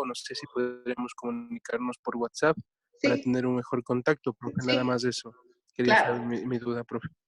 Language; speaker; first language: Spanish; native; Spanish